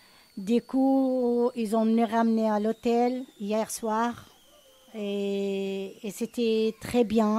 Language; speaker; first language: French; non-native, learner; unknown